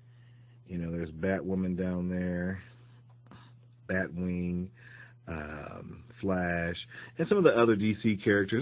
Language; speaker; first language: English; native; English